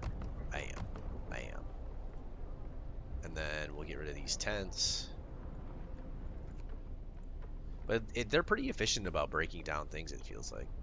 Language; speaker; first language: English; native; English